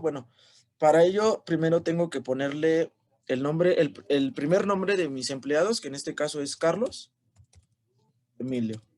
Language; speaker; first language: Spanish; native; Spanish